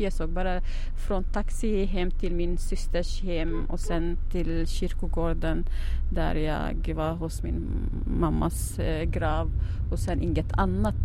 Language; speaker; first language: Swedish; non-native, fluent; Arabic